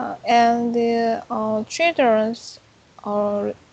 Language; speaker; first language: English; non-native, learner; Korean